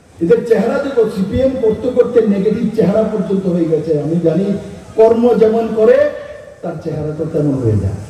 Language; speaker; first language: Bangla; native; Bangla